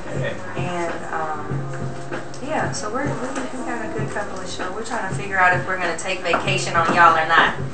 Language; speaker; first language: English; native; English